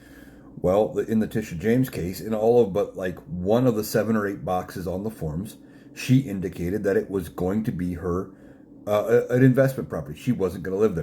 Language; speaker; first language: English; native; English